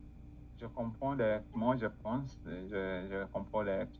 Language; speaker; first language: French; non-native, learner; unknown